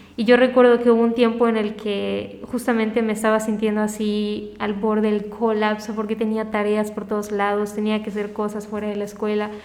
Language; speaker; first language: Spanish; native; Spanish